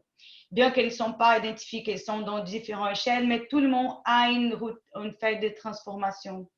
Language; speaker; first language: French; non-native, fluent; Portuguese